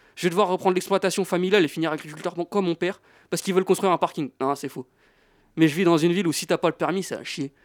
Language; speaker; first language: French; native; French